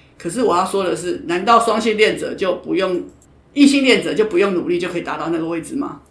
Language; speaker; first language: Chinese; native; Chinese